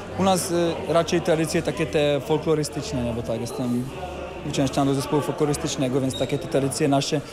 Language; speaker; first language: Polish; native; Polish